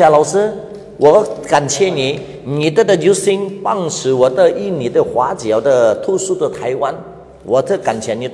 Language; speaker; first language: Chinese; non-native, learner; Hakka Chinese